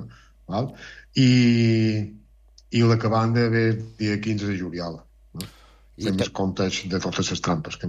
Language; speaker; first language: Catalan; native; Catalan